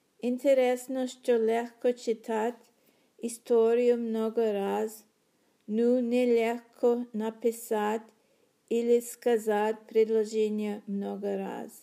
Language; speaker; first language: Russian; non-native, learner; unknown